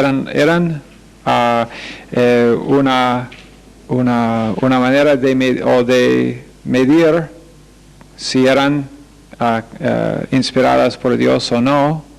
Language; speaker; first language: Spanish; non-native, fluent; English